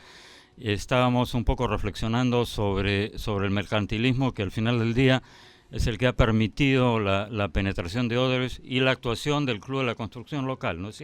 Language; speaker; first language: Spanish; native; Spanish